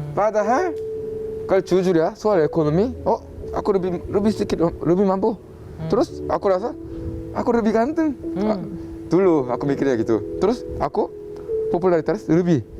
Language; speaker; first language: Indonesian; non-native, fluent; Korean